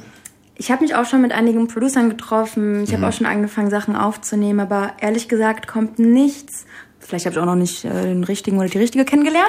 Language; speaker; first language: German; early bilingual, other home language; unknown